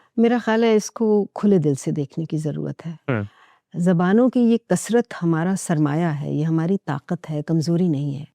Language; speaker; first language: Urdu; non-native, local second language; Punjabi